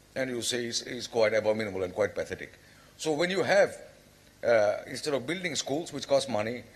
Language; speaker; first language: English; non-native, local second language; Bangla